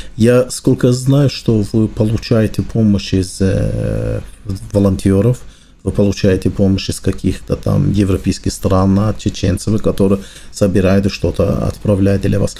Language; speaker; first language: Russian; non-native, learner; Azerbaijani